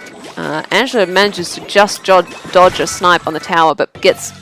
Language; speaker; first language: English; native; English